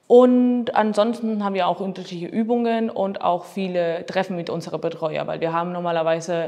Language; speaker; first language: German; non-native, fluent; Spanish